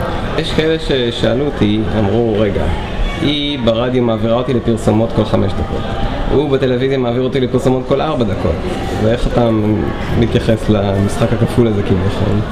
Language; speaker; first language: Hebrew; native; Hebrew